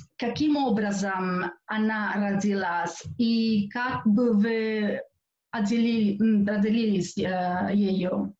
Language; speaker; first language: Russian; non-native, fluent; Catalan